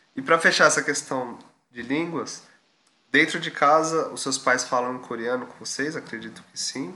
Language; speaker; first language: Portuguese; native; Portuguese